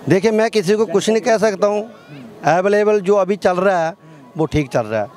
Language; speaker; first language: Hindi; native; Hindi